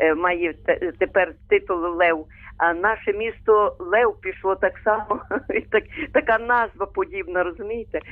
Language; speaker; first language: Ukrainian; native; Ukrainian